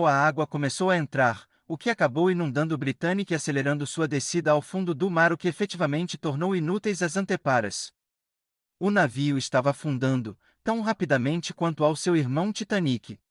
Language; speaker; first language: Portuguese; native; Portuguese